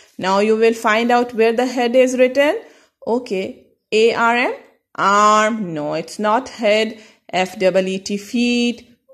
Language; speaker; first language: English; non-native, local second language; Urdu